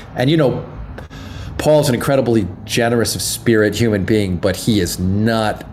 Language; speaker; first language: English; native; English